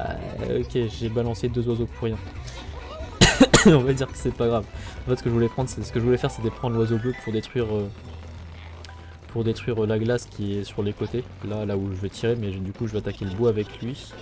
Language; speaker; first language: French; native; French